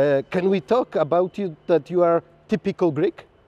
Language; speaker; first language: English; non-native, fluent; Polish